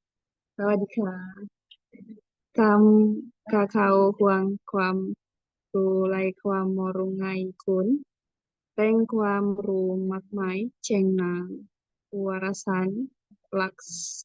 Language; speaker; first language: Thai; non-native, learner; Indonesian